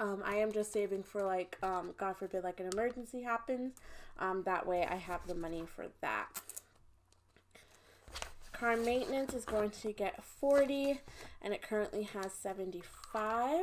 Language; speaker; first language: English; native; English